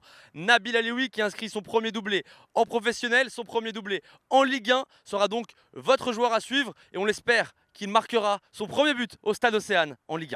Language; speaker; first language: French; native; French